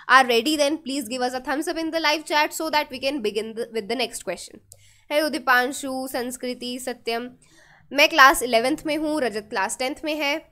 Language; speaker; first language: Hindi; native; Hindi